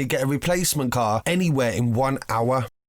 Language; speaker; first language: English; native; English